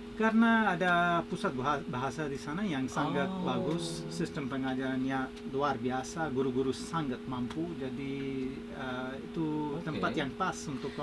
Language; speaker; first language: Indonesian; non-native, fluent; English